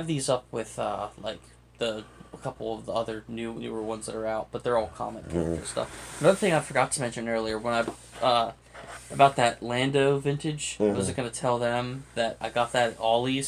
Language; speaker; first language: English; native; English